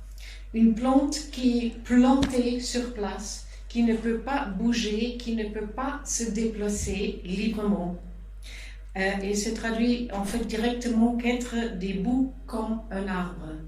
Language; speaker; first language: French; non-native, fluent; German